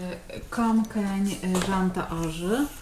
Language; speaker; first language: Portuguese; non-native, learner; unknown